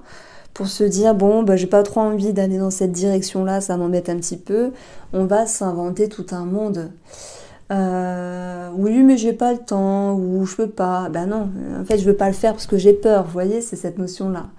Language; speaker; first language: French; native; French